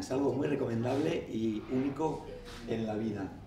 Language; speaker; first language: Spanish; native; Spanish